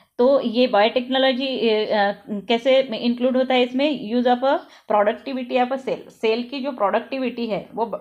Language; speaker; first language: Hindi; non-native, local second language; Marathi